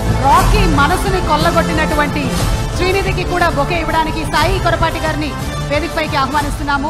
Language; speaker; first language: Telugu; native; Telugu